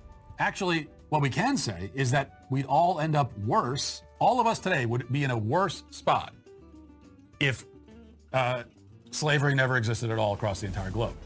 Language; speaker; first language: English; native; English